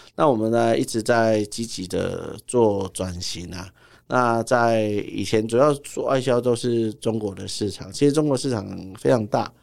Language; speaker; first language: Chinese; native; Chinese